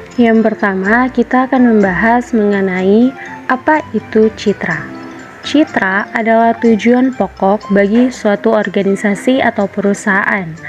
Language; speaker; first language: Indonesian; native; Indonesian